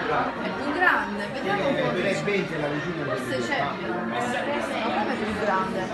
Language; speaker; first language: Italian; non-native, learner; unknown